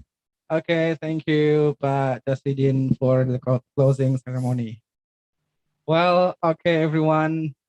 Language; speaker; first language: English; non-native, fluent; Indonesian